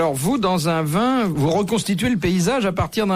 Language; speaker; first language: French; native; French